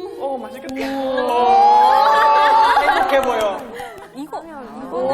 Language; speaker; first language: Korean; non-native, fluent; Vietnamese